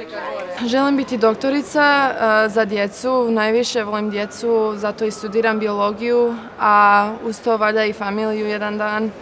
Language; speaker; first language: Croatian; early bilingual, heritage; English